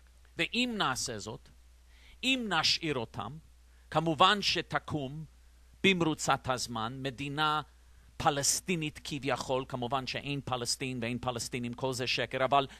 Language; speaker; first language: Hebrew; non-native, fluent; English